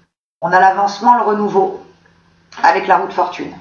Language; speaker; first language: French; native; French